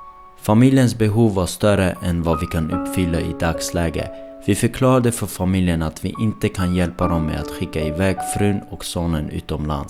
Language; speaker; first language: Swedish; early bilingual, other home language; Armenian